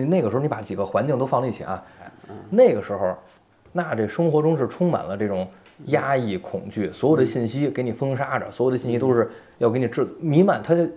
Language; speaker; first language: Chinese; native; Chinese